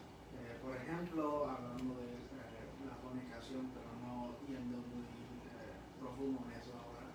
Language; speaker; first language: Spanish; early bilingual, heritage; Spanish